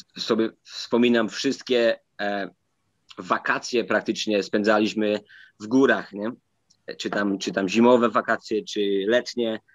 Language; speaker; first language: Polish; native; Polish